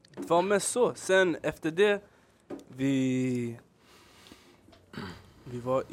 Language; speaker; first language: Swedish; early bilingual, other home language; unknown